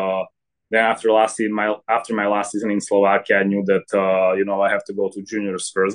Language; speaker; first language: English; non-native, fluent; Slovak